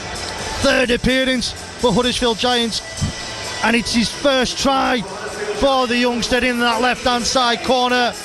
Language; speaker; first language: English; native; English